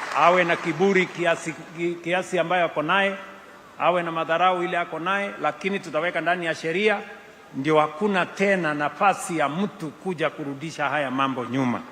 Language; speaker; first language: Swahili; non-native, local second language; Kalenjin